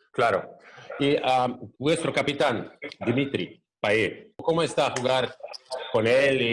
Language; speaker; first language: Spanish; non-native, fluent; Croatian